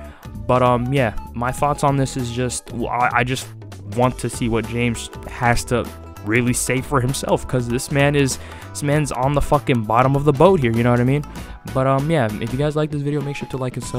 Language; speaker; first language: English; native; English